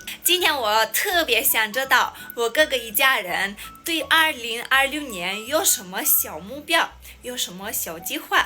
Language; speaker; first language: Chinese; non-native, fluent; Armenian